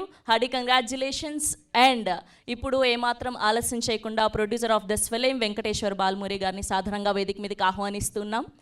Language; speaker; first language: Telugu; native; Telugu